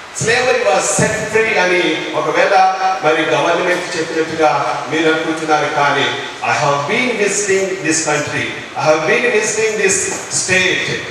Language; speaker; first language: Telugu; non-native, local second language; Lambadi